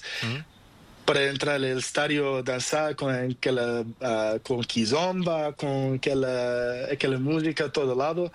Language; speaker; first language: Spanish; non-native, learner; Portuguese